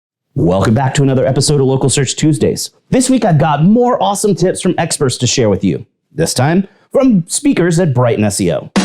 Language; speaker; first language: English; native; English